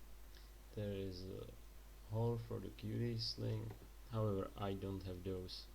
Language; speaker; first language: English; non-native, fluent; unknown